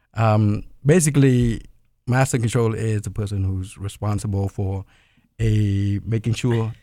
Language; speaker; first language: English; non-native, fluent; Khmer